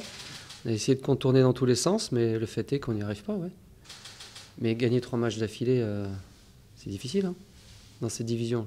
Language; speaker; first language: French; native; French